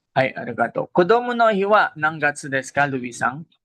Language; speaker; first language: Japanese; non-native, fluent; Filipino